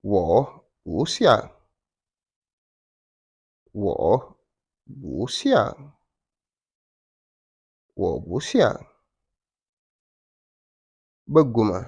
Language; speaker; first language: Chinese; non-native, fluent; Wolof